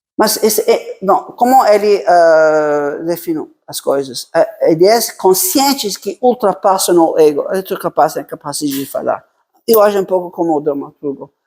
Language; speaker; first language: Portuguese; non-native, fluent; Italian